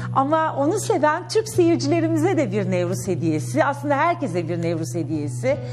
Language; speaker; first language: Turkish; native; Turkish